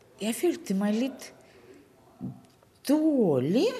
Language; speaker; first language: Norwegian; early bilingual, other home language; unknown